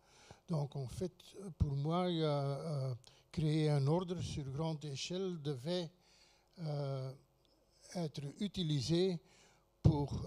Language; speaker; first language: French; non-native, fluent; Dutch